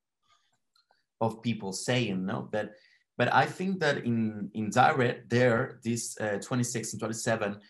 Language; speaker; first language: English; non-native, learner; Spanish